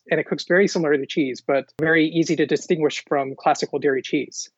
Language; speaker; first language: English; early bilingual, other home language; Hindi